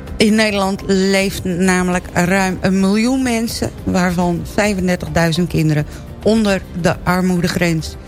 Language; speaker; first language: Dutch; native; Dutch